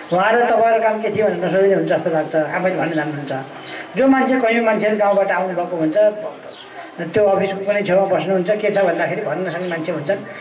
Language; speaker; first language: Nepali; native; Nepali